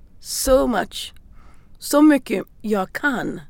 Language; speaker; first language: Swedish; non-native, learner; English